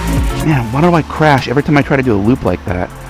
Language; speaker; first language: English; native; English